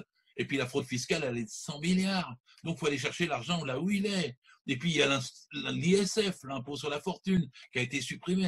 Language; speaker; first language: French; native; French